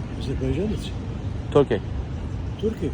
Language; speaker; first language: Turkish; non-native, learner; Georgian